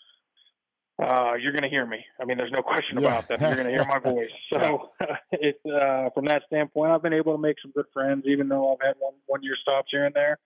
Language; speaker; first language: English; native; English